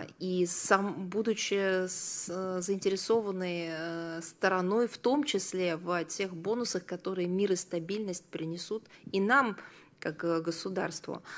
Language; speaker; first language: Russian; native; Russian